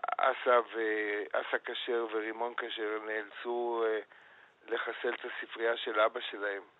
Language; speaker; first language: Hebrew; native; Hebrew